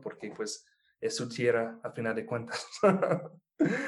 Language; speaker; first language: Spanish; non-native, fluent; English